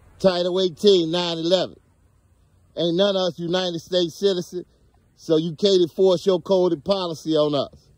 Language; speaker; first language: English; native; English